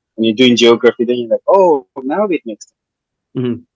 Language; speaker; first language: English; non-native, local second language; Shona